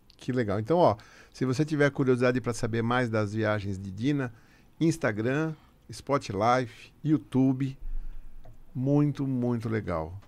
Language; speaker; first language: Portuguese; native; Portuguese